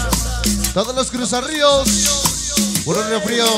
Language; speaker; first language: Spanish; native; Spanish